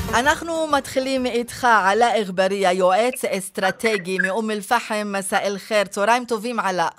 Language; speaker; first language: Hebrew; non-native, local second language; Arabic